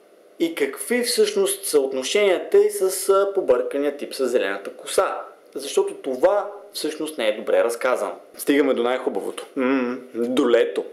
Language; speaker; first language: Bulgarian; native; Bulgarian